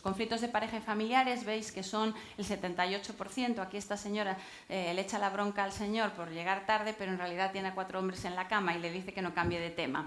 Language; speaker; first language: Spanish; native; Spanish